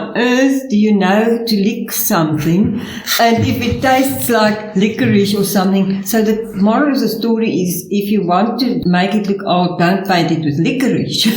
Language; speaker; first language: English; non-native, local second language; Afrikaans